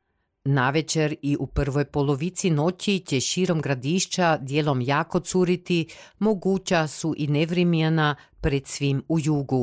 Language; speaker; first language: Serbian; native; Serbian